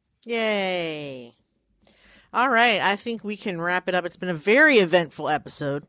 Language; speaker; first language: English; native; English